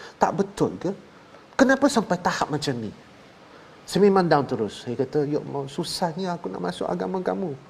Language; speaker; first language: Malay; non-native, local second language; Chinese